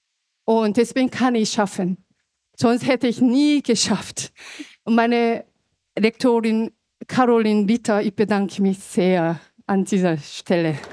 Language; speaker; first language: German; non-native, fluent; Korean